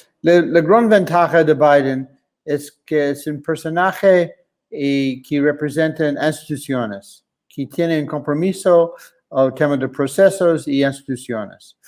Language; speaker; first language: Spanish; non-native, fluent; English